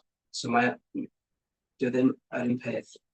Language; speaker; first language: Welsh; native; Welsh